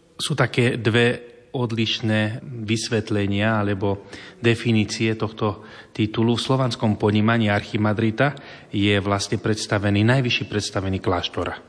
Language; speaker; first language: Slovak; native; Slovak